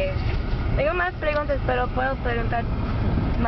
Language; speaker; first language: Spanish; non-native, learner; English